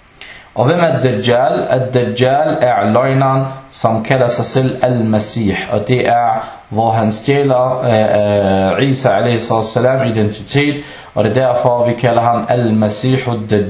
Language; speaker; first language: Danish; early bilingual, other home language; Arabic